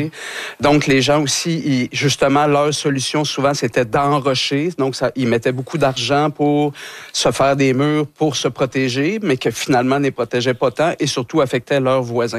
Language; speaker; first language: French; native; French